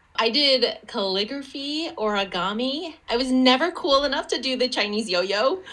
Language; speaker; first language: English; early bilingual, other home language; Chinese